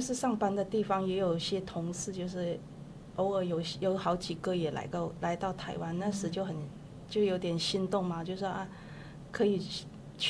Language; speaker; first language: Chinese; non-native, local second language; Cantonese